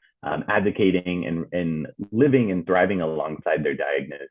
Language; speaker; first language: English; native; English